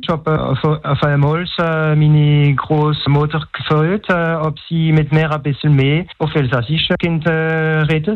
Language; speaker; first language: German; non-native, local second language; French